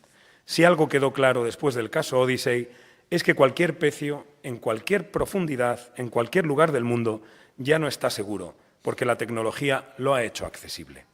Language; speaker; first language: Spanish; native; Spanish